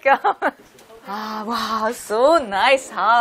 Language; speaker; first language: English; non-native, learner; Korean